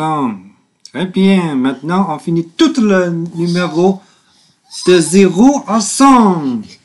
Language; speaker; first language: French; non-native, learner; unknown